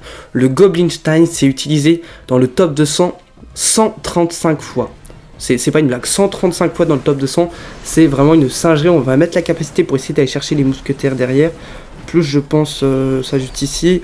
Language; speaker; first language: French; native; French